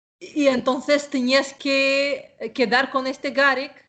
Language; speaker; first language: Spanish; non-native, fluent; Russian